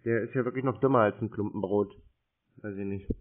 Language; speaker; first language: German; native; German